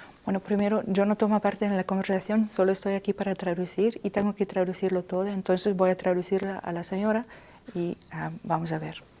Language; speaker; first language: Spanish; non-native, fluent; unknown